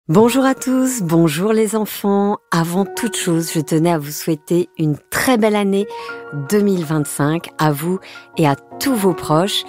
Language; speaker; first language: French; native; French